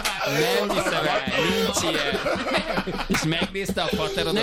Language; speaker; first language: Hungarian; native; Hungarian